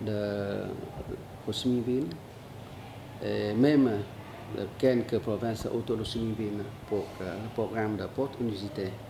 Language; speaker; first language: French; non-native, learner; Vietnamese